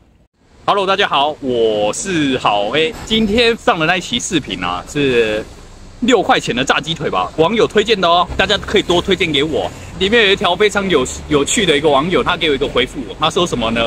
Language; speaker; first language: Chinese; native; Chinese